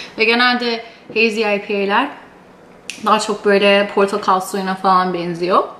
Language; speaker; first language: Turkish; early bilingual, heritage; Turkish